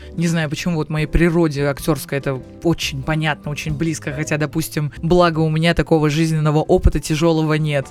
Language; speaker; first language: Russian; native; Russian